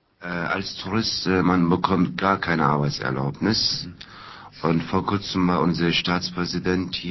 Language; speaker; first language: German; non-native, fluent; Turkish